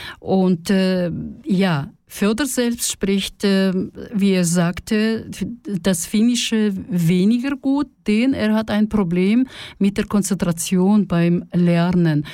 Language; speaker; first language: German; non-native, fluent; Russian